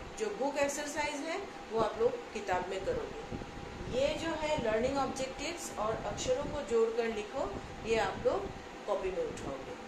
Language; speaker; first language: Hindi; non-native, local second language; Assamese